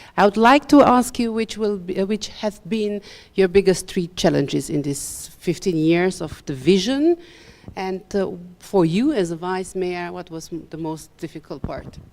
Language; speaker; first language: English; non-native, fluent; Romanian